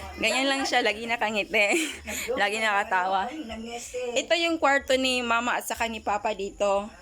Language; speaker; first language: Filipino; non-native, local second language; Cebuano